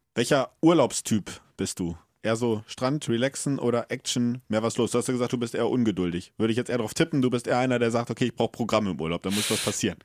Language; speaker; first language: German; native; German